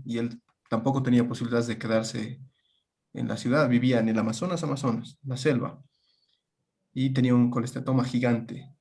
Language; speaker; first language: Spanish; native; Spanish